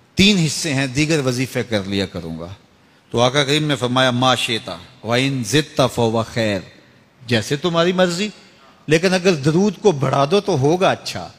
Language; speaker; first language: Urdu; non-native, local second language; Punjabi